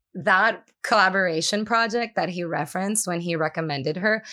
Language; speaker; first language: English; non-native, fluent; Spanish